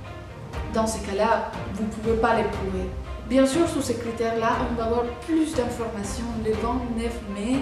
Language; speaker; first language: French; non-native, fluent; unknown